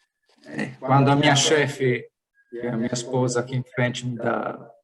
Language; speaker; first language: Portuguese; non-native, fluent; Italian